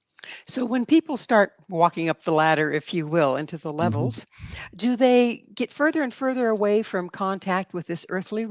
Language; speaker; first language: English; native; English